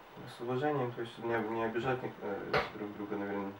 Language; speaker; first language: Russian; native; Russian